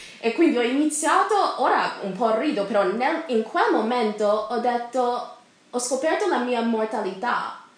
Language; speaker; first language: Italian; non-native, fluent; English